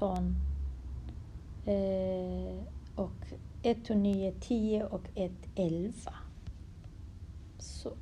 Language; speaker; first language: Swedish; non-native, fluent; Kurdish